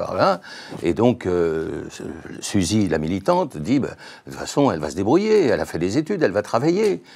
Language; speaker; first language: French; native; French